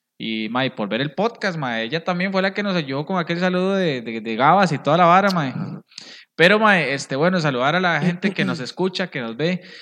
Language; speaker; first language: Spanish; native; Spanish